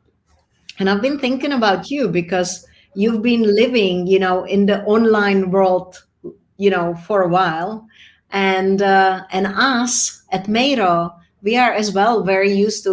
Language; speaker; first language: English; non-native, fluent; Czech